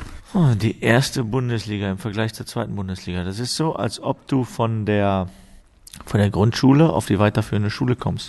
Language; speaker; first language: German; native; German